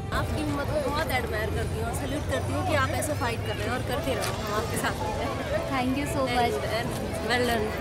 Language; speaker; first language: Hindi; native; Hindi